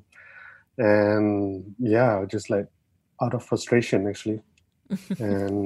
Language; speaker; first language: English; non-native, local second language; Malay